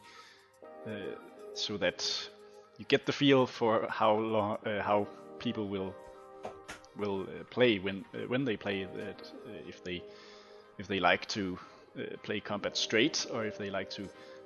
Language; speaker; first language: English; non-native, fluent; Danish